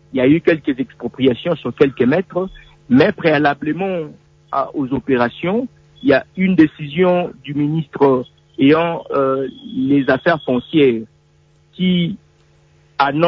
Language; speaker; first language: French; non-native, local second language; Lingala